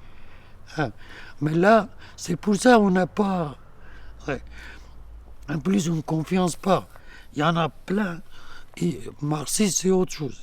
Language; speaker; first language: French; non-native, learner; Kurdish